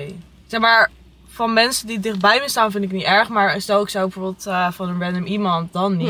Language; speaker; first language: Dutch; native; Dutch